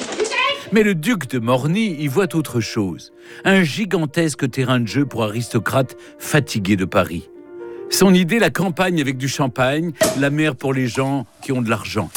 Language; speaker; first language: French; native; French